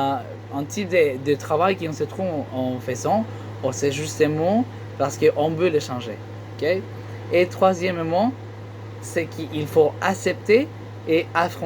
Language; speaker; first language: French; non-native, learner; Spanish